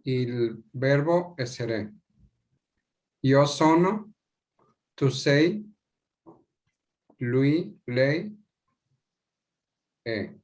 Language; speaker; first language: Italian; non-native, learner; Spanish